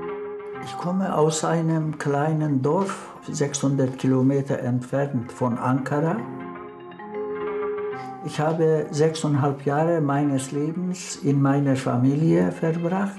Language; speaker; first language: German; non-native, fluent; Turkish